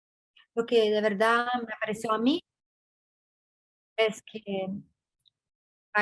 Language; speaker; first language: Spanish; non-native, fluent; English